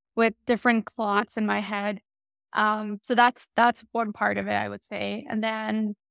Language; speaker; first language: English; early bilingual, other home language; Hindi